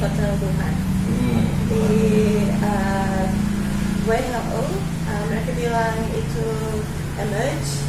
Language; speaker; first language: Indonesian; non-native, fluent; English